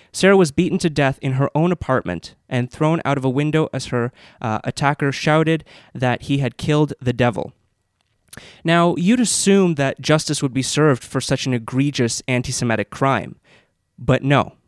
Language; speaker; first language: English; native; English